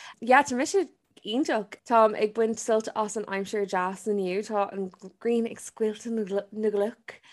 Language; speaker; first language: Irish; non-native, local second language; English